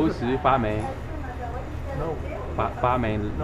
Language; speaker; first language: Chinese; non-native, learner; English